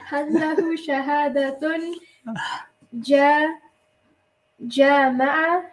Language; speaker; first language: Arabic; non-native, learner; English